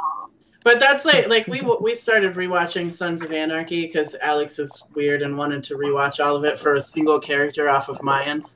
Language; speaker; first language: English; native; English